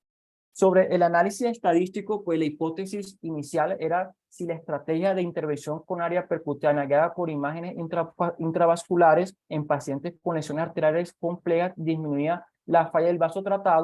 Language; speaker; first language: Spanish; native; Spanish